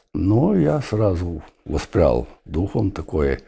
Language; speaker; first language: Russian; non-native, local second language; Ukrainian